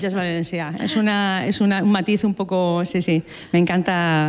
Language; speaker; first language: Spanish; native; Spanish